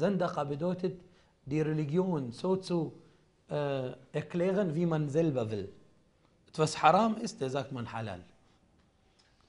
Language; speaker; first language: German; non-native, fluent; Arabic